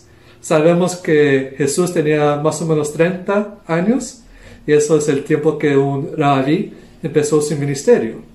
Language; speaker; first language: Spanish; non-native, local second language; English